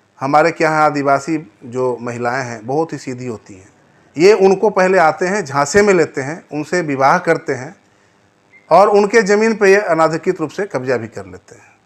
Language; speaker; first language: Hindi; native; Hindi